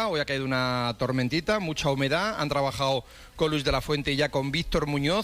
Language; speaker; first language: Spanish; native; Spanish